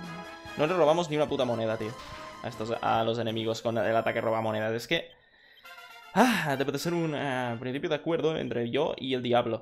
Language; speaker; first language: Spanish; native; Spanish